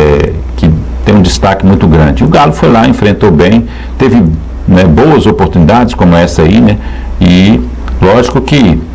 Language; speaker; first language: Portuguese; native; Portuguese